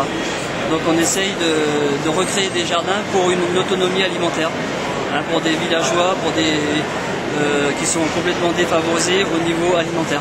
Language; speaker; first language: French; native; French